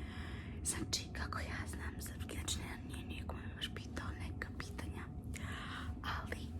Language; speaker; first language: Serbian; early bilingual, heritage; Serbian